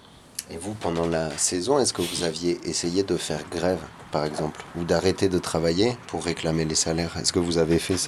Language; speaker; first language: French; native; French